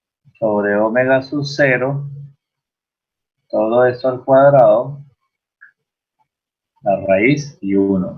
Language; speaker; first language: Spanish; native; Spanish